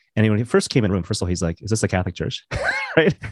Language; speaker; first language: English; native; English